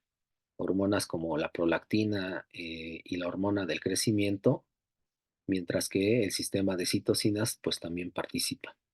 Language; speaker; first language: Spanish; native; Spanish